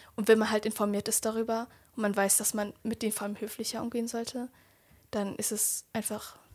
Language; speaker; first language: German; native; German